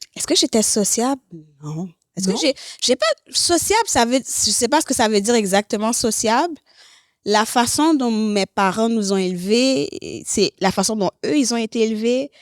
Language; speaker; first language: French; native; French